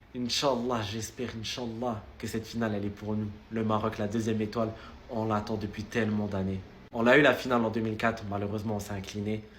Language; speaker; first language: French; early bilingual, other home language; Arabic